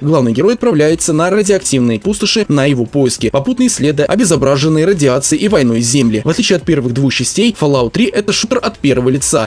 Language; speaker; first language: Russian; native; Russian